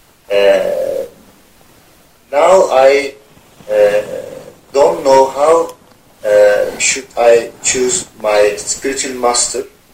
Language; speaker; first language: English; non-native, fluent; Turkish